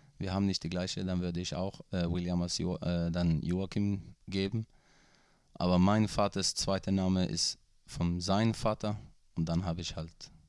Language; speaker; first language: German; non-native, fluent; Swedish